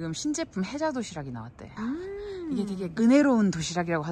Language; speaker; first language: Korean; native; Korean